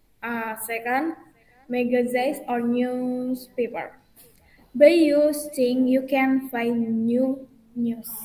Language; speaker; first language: English; non-native, learner; Indonesian